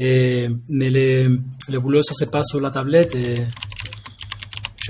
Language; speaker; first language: French; non-native, fluent; Spanish